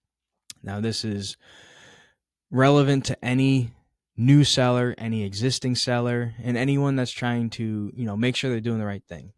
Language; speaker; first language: English; native; English